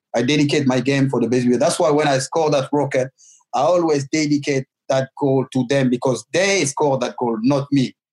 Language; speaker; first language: English; non-native, fluent; French